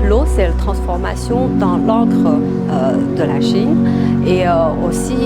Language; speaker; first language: French; non-native, fluent; Chinese